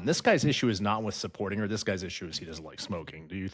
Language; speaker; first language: English; native; English